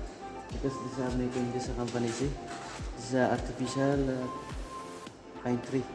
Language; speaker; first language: English; non-native, learner; Filipino